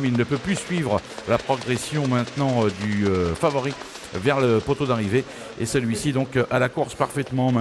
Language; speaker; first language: French; native; French